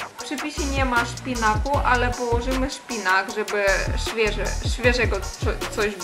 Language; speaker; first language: Polish; non-native, fluent; Ukrainian